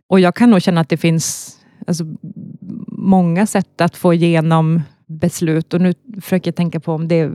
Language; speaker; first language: Swedish; native; Swedish